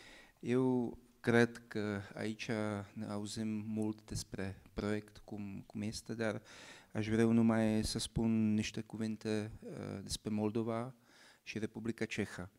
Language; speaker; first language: Romanian; non-native, fluent; Czech